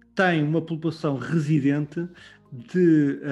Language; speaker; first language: Portuguese; native; Portuguese